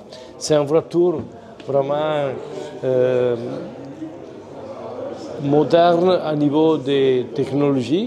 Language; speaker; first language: French; non-native, fluent; Italian